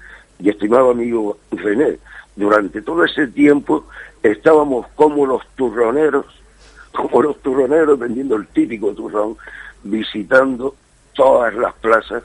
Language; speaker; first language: Spanish; native; Spanish